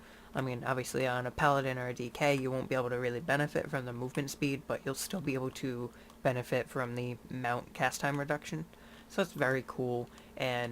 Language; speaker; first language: English; native; English